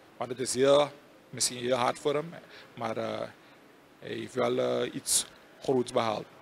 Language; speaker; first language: Dutch; native; Dutch